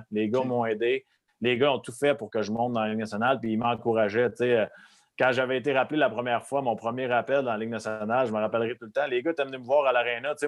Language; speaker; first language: French; native; French